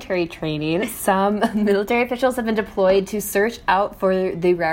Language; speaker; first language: English; native; English